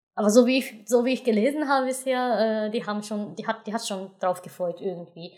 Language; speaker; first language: German; non-native, fluent; Japanese